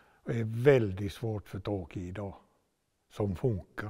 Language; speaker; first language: Swedish; non-native, local second language; Finnish